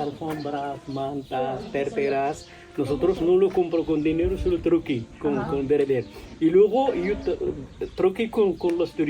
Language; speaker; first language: Spanish; non-native, learner; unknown